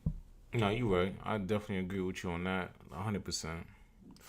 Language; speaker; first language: English; native; English